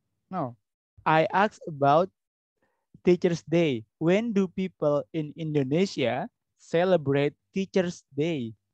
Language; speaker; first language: English; non-native, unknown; Indonesian